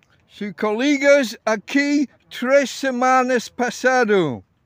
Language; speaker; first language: Spanish; non-native, learner; English